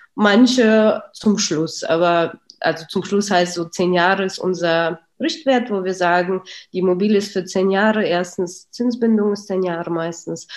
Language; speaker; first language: German; early bilingual, other home language; Russian